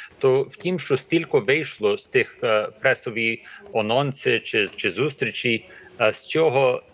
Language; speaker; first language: Ukrainian; early bilingual, heritage; Ukrainian